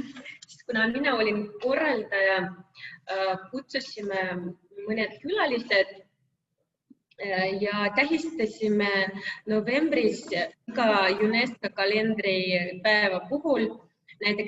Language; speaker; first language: Estonian; non-native, local second language; Russian